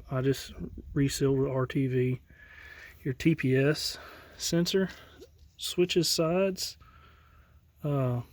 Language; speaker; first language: English; native; English